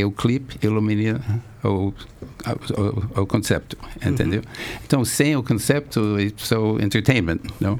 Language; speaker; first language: Portuguese; non-native, fluent; English